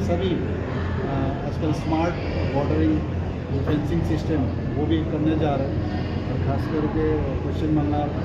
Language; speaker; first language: Hindi; non-native, local second language; Bangla